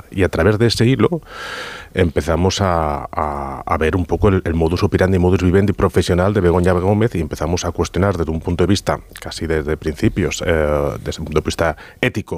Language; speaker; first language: Spanish; native; Spanish